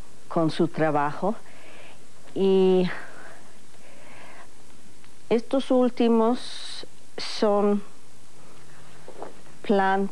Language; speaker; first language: Spanish; non-native, fluent; English